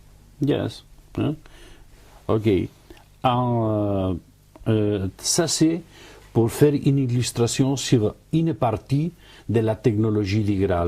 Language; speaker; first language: French; non-native, fluent; Spanish